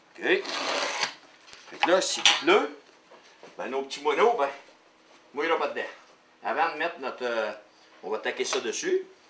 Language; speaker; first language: French; native; French